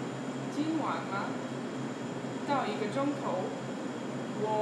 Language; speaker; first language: Chinese; non-native, learner; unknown